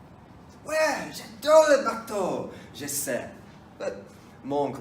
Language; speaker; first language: French; non-native, learner; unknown